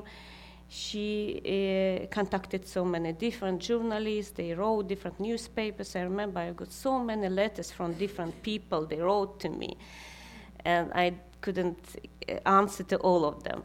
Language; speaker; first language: English; non-native, fluent; Kazakh